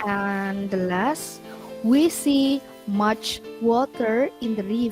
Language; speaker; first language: English; non-native, learner; Indonesian